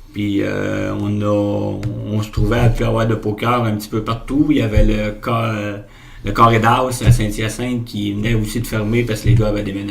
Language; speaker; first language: French; native; French